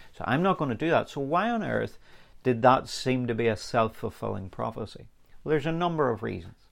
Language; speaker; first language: English; native; English